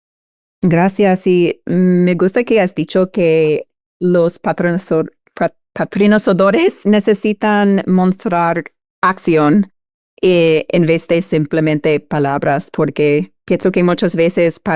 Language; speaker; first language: Spanish; non-native, fluent; English